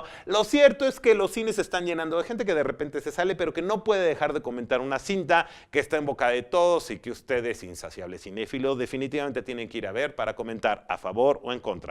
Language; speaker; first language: Spanish; native; Spanish